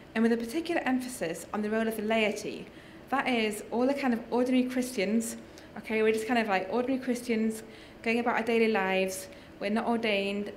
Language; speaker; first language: English; native; English